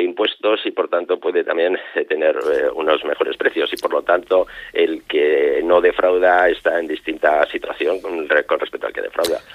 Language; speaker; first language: Spanish; native; Spanish